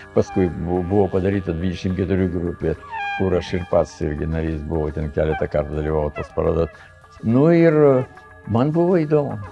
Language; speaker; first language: Lithuanian; non-native, fluent; Russian